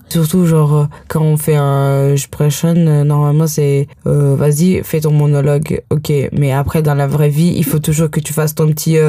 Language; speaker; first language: French; early bilingual, heritage; French